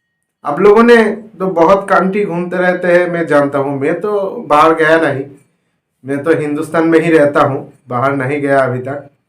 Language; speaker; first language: Hindi; non-native, local second language; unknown